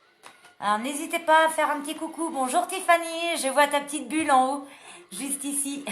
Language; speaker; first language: French; native; French